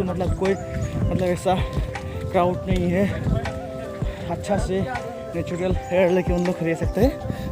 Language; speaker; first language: Hindi; non-native, local second language; Nepali